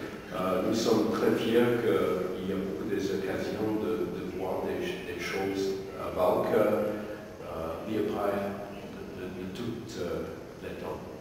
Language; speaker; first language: French; non-native, learner; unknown